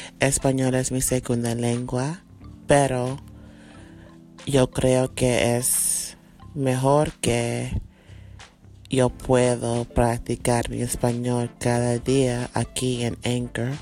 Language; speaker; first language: Spanish; non-native, learner; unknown